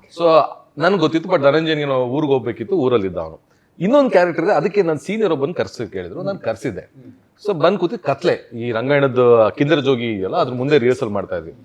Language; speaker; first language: Kannada; native; Kannada